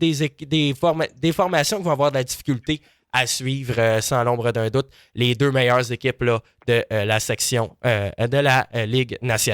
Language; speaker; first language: French; native; French